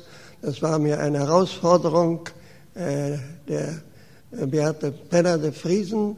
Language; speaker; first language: German; early bilingual, heritage; German